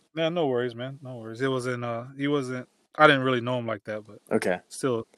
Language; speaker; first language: English; early bilingual, other home language; Filipino